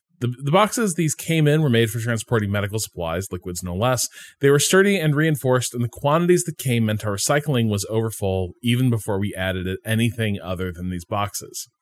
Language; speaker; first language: English; native; English